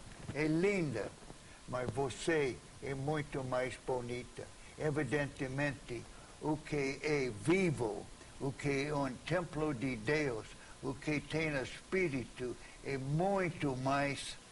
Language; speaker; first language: Portuguese; non-native, fluent; English